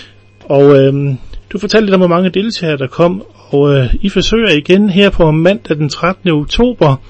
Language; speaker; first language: Danish; native; Danish